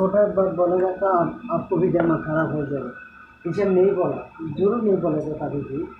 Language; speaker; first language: Hindi; non-native, learner; Bangla